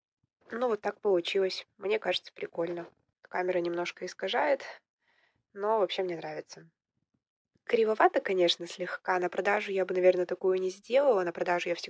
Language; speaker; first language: Russian; native; Russian